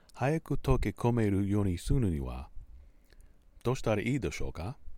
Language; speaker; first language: Japanese; non-native, learner; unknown